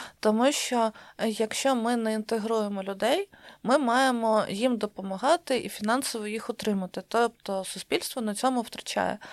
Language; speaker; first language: Ukrainian; non-native, local second language; Russian